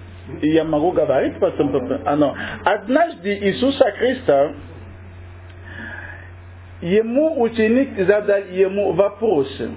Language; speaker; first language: Russian; non-native, learner; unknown